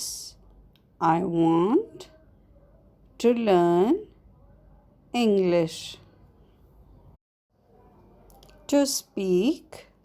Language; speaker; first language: English; non-native, fluent; Arabic